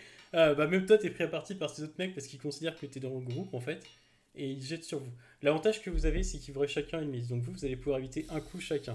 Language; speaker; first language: French; native; French